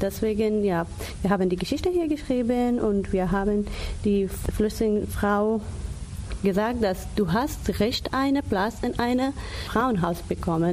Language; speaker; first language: German; non-native, learner; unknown